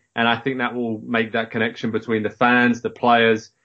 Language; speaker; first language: English; native; English